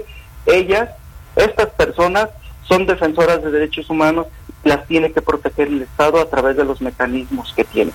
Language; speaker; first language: Spanish; native; Spanish